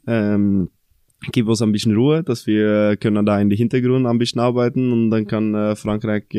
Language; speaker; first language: German; non-native, fluent; Norwegian